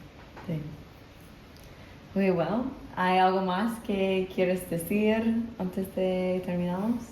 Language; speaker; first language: Spanish; non-native, learner; English